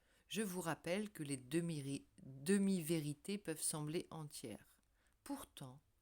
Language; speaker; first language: French; native; French